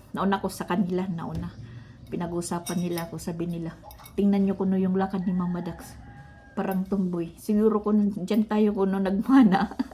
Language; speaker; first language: Filipino; non-native, local second language; Waray